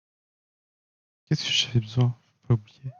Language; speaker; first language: French; native; French